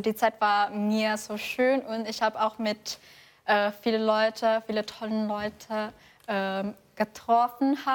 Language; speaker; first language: German; non-native, fluent; Indonesian